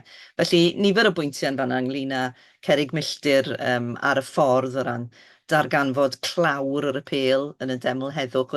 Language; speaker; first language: Welsh; native; Welsh